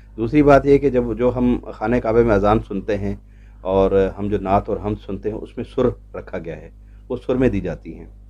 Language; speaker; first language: Urdu; non-native, local second language; Sindhi